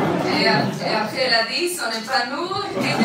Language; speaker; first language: French; non-native, fluent; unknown